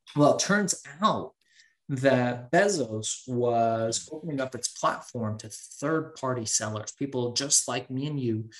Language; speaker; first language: English; early bilingual, other home language; Persian